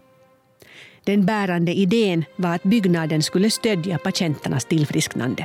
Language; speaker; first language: Swedish; native; Swedish